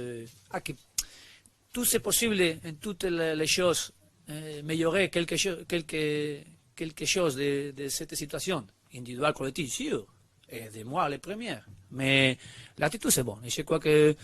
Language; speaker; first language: French; non-native, learner; Spanish